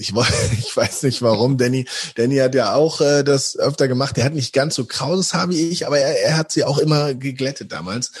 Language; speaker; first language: German; native; German